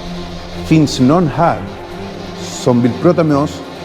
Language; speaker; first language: Swedish; non-native, fluent; Spanish